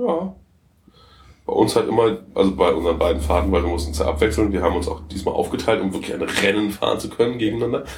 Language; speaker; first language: German; native; German